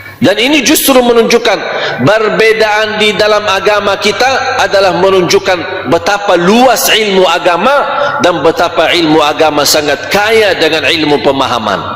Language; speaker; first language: Malay; non-native, fluent; Arabic